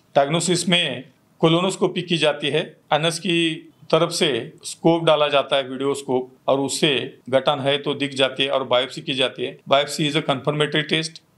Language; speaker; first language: Hindi; non-native, local second language; Marathi